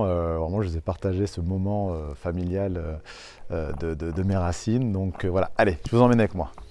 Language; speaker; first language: French; early bilingual, other home language; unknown